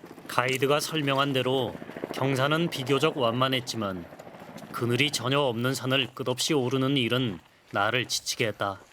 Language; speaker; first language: Korean; native; Korean